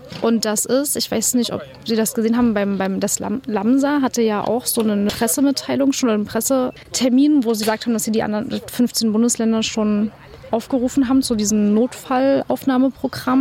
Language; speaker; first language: German; native; German